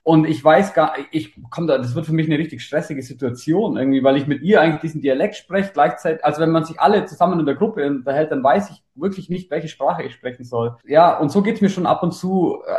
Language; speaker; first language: German; native; German